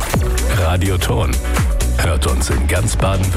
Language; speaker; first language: German; native; German